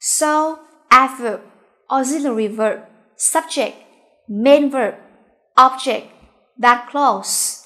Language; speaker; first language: English; non-native, fluent; Vietnamese